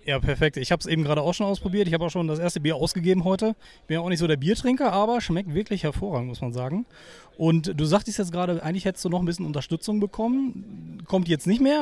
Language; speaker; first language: German; native; German